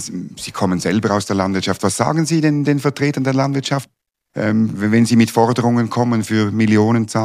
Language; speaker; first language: German; native; German